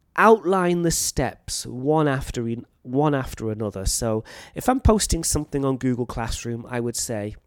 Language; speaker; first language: English; native; English